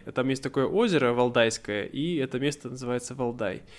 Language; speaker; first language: Russian; native; Russian